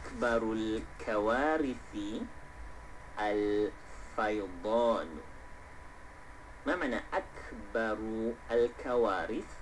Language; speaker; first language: Arabic; non-native, fluent; Malay